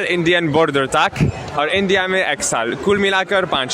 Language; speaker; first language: Hindi; non-native, learner; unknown